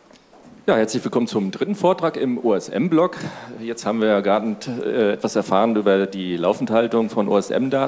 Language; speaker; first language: German; native; German